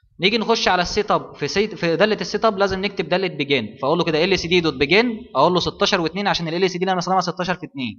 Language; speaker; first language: Arabic; native; Arabic